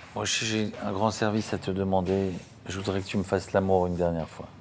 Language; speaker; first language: French; native; French